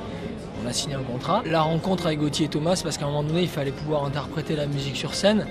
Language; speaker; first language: French; native; French